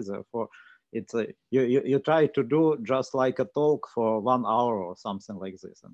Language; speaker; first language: English; non-native, fluent; Russian